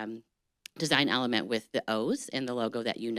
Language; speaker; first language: English; native; English